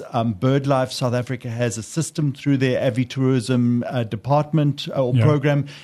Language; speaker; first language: English; native; English